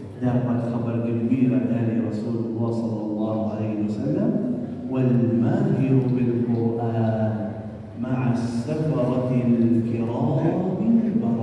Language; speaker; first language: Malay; non-native, fluent; Arabic